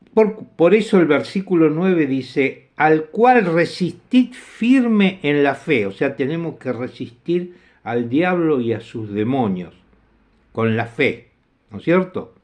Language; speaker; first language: Spanish; non-native, fluent; Italian